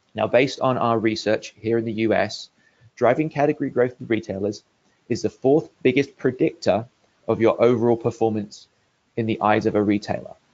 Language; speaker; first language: English; native; English